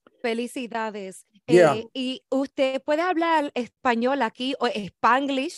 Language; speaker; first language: Spanish; early bilingual, heritage; Spanish